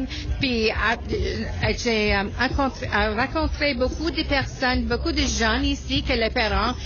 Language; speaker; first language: French; non-native, local second language; English